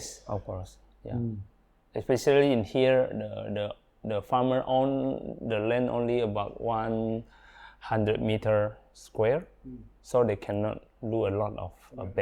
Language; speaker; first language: English; non-native, learner; Indonesian